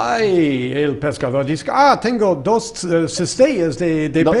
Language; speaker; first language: Spanish; non-native, fluent; English